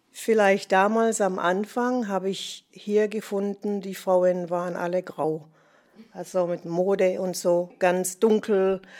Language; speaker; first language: German; non-native, fluent; English